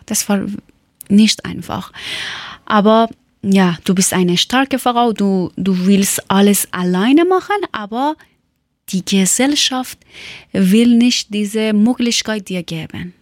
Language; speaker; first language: German; non-native, learner; Persian